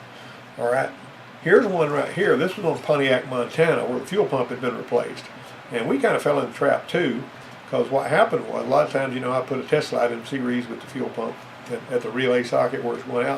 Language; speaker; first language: English; native; English